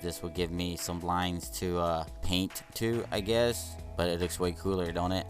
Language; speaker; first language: English; native; English